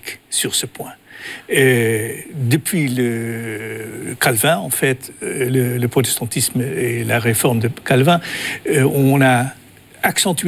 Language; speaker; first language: French; non-native, fluent; Dutch